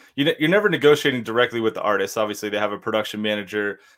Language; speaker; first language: English; native; English